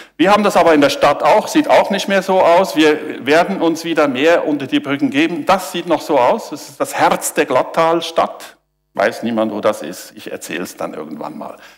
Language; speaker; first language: German; native; German